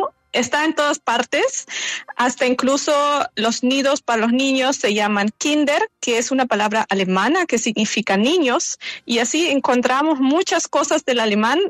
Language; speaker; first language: Spanish; non-native, fluent; German